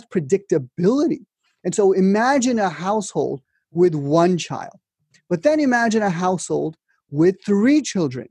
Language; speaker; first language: English; native; English